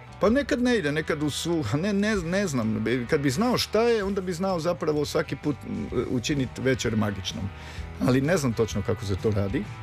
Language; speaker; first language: Serbian; native; Serbian